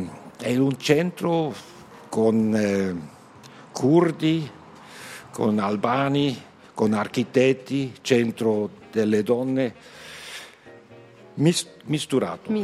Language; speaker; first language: Italian; non-native, learner; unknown